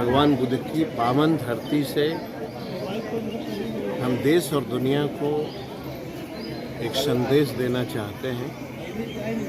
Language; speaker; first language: Hindi; native; Hindi